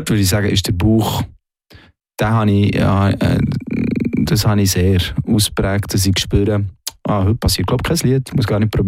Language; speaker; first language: German; native; German